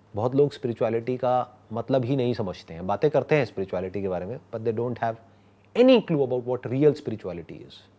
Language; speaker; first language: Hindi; native; Hindi